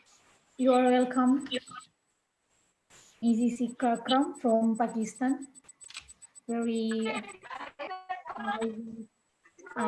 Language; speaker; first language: English; non-native, learner; Indonesian